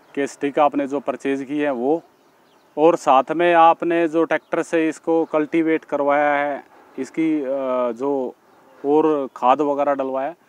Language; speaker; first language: Hindi; native; Hindi